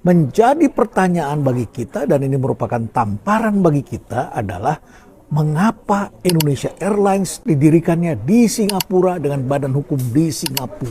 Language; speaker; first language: Indonesian; native; Indonesian